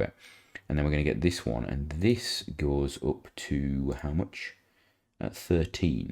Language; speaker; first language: English; native; English